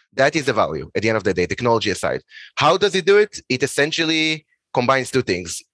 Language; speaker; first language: English; non-native, fluent; Hebrew